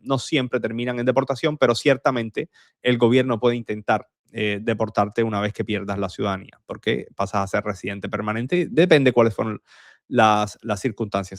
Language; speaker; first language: Spanish; native; Spanish